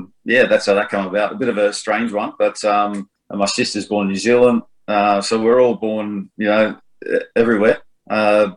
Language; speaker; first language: English; native; English